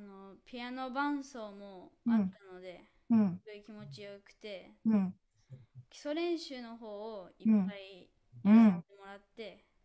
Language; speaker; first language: Japanese; native; Japanese